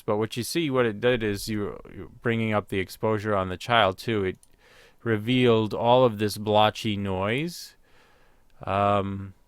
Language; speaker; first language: English; native; English